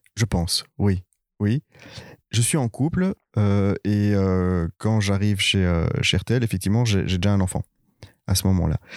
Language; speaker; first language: French; native; French